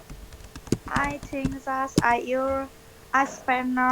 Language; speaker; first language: English; non-native, learner; Vietnamese